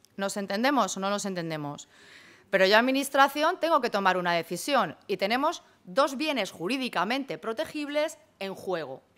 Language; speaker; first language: Spanish; native; Spanish